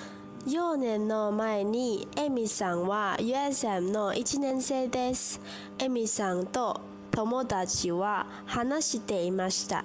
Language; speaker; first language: Japanese; non-native, learner; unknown